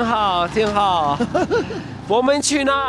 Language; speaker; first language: Chinese; non-native, learner; Turkish